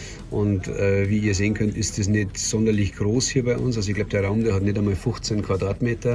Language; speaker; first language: German; native; German